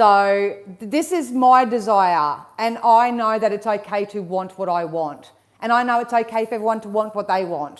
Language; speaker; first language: English; native; English